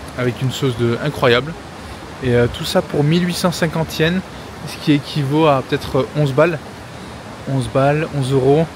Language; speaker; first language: French; native; French